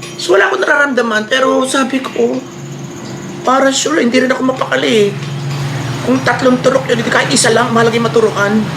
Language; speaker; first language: Filipino; native; Filipino